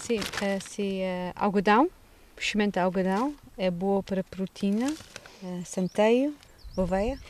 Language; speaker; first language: Portuguese; non-native, learner; English